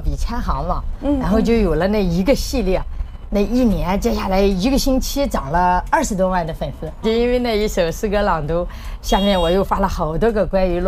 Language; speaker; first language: Chinese; native; Chinese